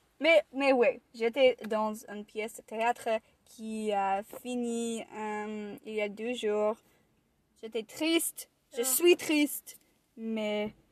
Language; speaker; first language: French; non-native, learner; English